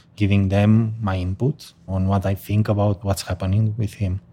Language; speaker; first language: English; non-native, fluent; Spanish